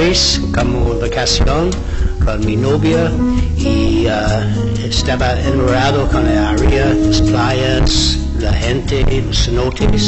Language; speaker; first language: Spanish; non-native, fluent; English